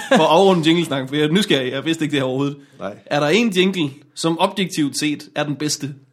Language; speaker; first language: Danish; native; Danish